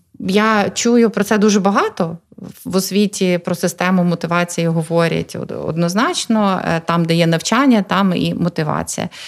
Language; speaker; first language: Ukrainian; native; Ukrainian